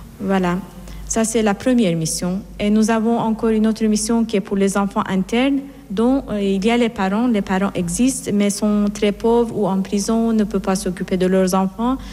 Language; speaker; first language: French; non-native, fluent; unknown